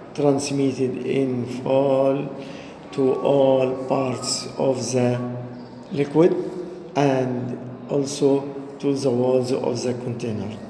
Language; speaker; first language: English; non-native, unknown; Arabic